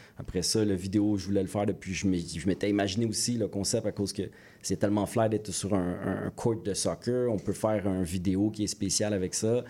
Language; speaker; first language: French; native; French